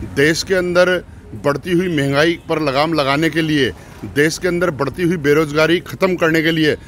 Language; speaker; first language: Hindi; native; Hindi